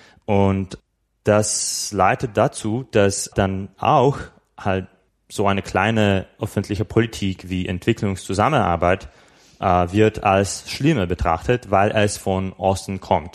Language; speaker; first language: German; non-native, fluent; Slovak